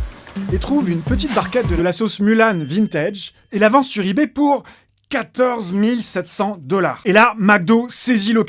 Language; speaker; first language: French; native; French